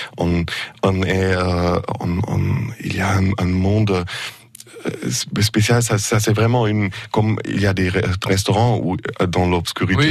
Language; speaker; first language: French; non-native, fluent; German